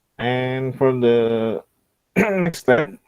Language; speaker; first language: English; non-native, local second language; Indonesian